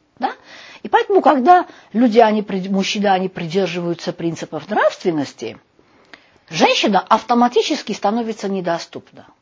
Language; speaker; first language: Russian; non-native, local second language; Armenian